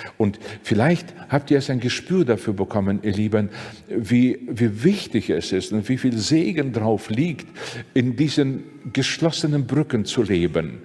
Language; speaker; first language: German; non-native, fluent; Latvian